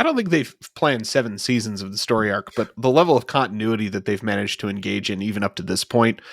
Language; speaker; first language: English; native; English